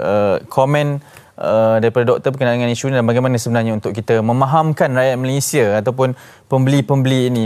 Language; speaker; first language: Malay; native; Malay